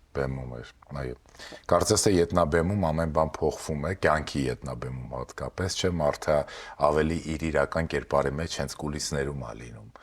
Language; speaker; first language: Armenian; native; Armenian